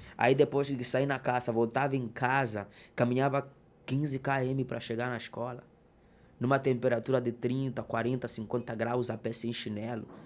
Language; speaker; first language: Portuguese; non-native, local second language; Makhuwa